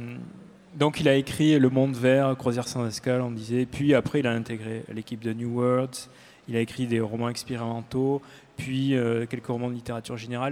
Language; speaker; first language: French; native; French